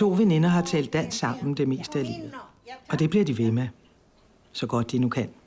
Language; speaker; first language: Danish; native; Danish